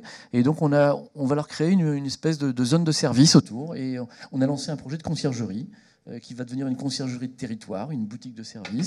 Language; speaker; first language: French; native; French